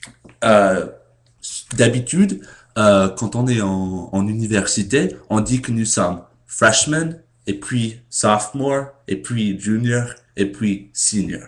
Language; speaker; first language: French; non-native, learner; English